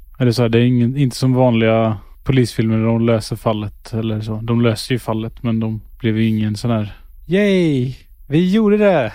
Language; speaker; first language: Swedish; native; Swedish